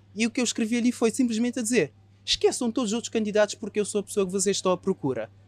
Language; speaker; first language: Portuguese; non-native, local second language; Kabuverdianu